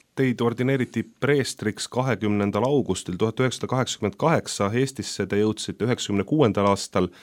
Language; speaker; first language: Estonian; native; Estonian